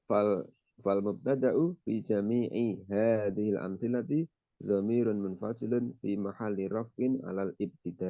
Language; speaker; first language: Arabic; non-native, learner; Indonesian